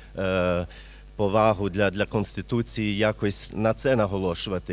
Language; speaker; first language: Ukrainian; early bilingual, heritage; Ukrainian